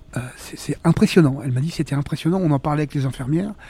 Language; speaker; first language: French; native; French